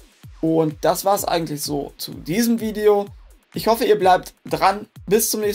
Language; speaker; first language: German; native; German